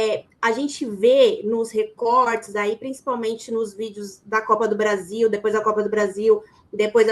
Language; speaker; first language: Portuguese; native; Portuguese